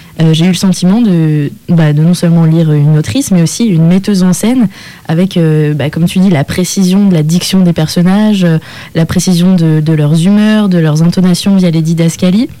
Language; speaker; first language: French; native; French